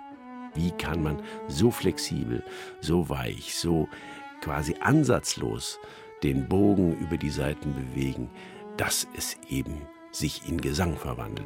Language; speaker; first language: German; native; German